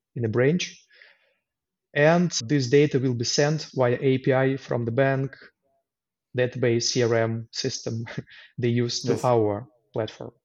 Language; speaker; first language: English; non-native, fluent; Ukrainian